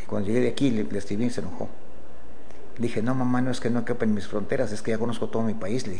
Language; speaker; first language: Spanish; native; Spanish